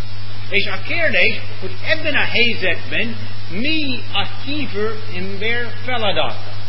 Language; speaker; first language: Hungarian; non-native, fluent; English